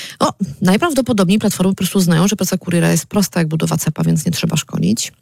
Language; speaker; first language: Polish; native; Polish